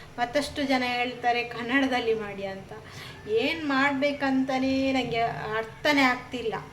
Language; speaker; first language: Kannada; non-native, local second language; Badaga